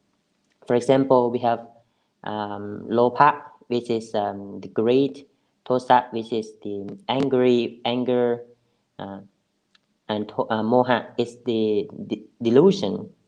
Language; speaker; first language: English; non-native, fluent; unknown